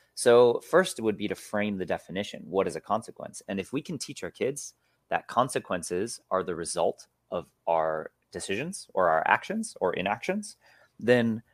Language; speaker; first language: English; native; English